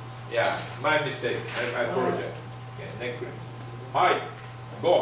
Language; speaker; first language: English; non-native, fluent; Japanese